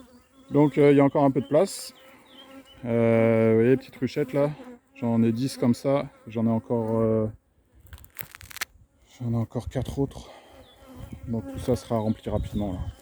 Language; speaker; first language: French; native; French